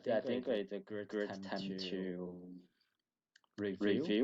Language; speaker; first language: English; non-native, learner; Chinese